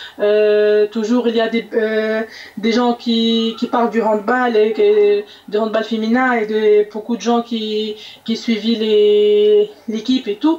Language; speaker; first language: French; non-native, local second language; Arabic